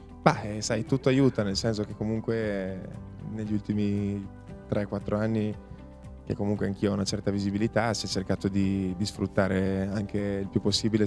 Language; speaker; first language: Italian; native; Italian